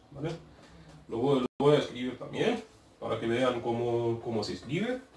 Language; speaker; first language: Spanish; non-native, fluent; Arabic